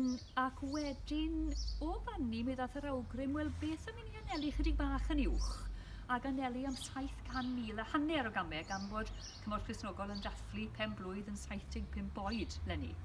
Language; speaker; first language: Welsh; native; Welsh